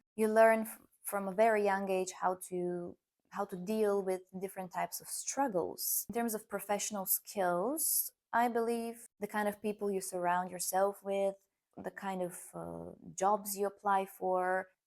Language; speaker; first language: English; non-native, fluent; Bulgarian